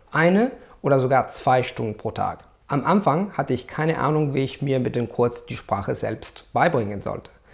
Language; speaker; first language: German; non-native, fluent; Italian